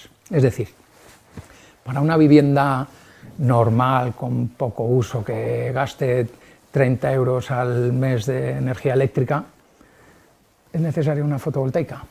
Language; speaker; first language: Spanish; native; Spanish